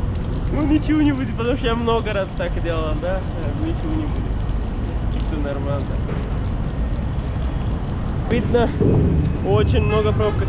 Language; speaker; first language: Russian; non-native, learner; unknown